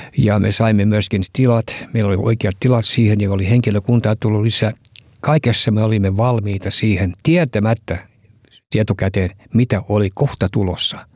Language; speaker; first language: Finnish; non-native, fluent; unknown